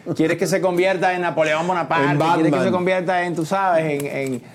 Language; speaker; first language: Spanish; native; Spanish